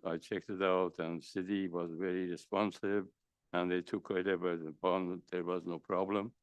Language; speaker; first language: English; non-native, fluent; Persian